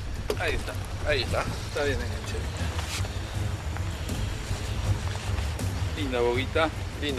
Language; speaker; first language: Spanish; native; Spanish